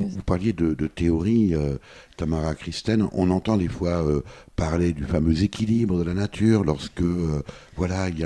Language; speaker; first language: French; native; French